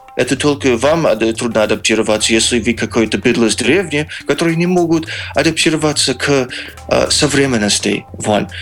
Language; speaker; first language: Russian; non-native, fluent; English